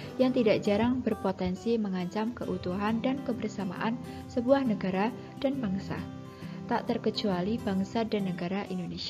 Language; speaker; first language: Indonesian; native; Indonesian